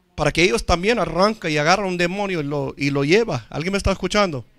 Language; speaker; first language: Spanish; non-native, fluent; English